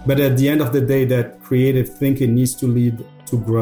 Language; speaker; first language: English; non-native, fluent; Arabic